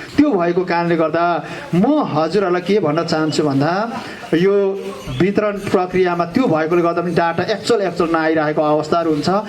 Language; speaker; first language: Nepali; native; Nepali